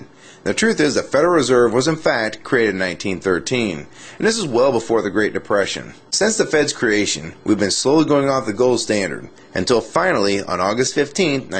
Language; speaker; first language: English; native; English